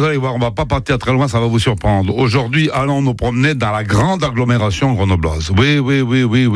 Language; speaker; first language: French; native; French